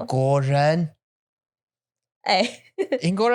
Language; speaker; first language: Chinese; non-native, learner; English